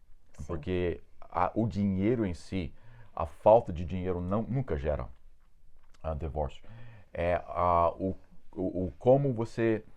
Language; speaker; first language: Portuguese; non-native, fluent; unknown